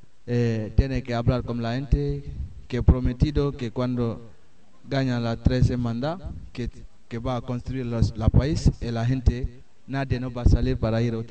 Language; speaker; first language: Spanish; non-native, learner; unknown